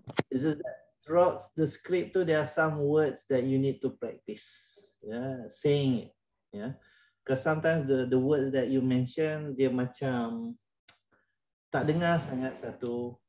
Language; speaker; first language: English; non-native, local second language; Malay